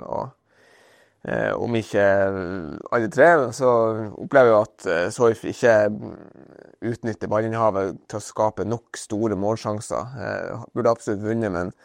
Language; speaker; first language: Norwegian; native; Norwegian